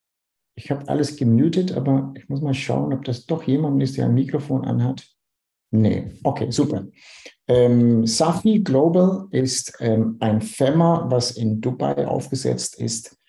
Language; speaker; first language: German; non-native, fluent; Dutch